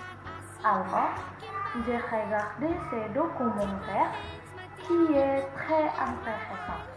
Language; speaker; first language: French; non-native, learner; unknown